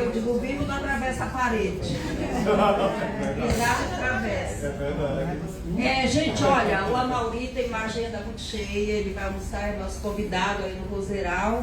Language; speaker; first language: Portuguese; native; Portuguese